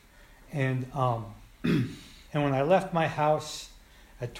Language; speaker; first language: English; native; English